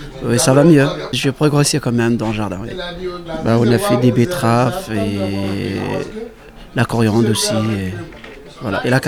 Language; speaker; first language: French; non-native, learner; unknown